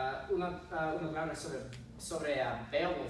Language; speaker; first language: Spanish; non-native, learner; English